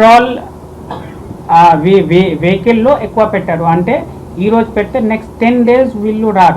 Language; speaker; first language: Telugu; non-native, fluent; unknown